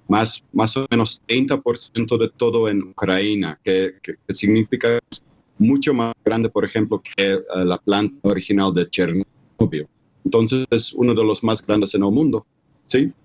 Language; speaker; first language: Spanish; non-native, fluent; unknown